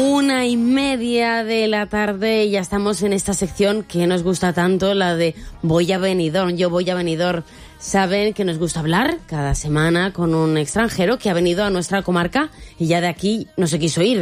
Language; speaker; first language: Spanish; native; Spanish